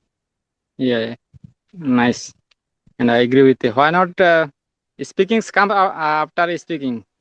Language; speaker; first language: English; non-native, learner; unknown